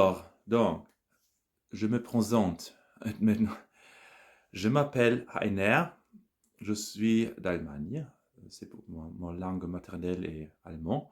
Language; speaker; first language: French; non-native, learner; German